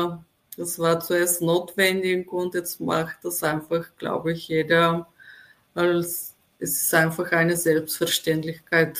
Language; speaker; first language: German; non-native, fluent; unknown